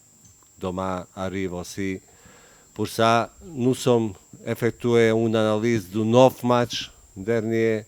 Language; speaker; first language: French; non-native, learner; Bosnian